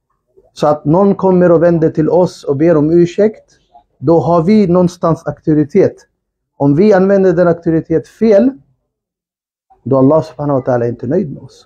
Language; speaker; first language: Swedish; non-native, fluent; Urdu